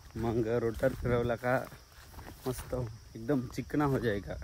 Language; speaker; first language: Hindi; non-native, local second language; Marathi